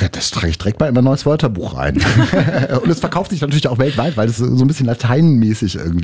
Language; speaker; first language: German; native; German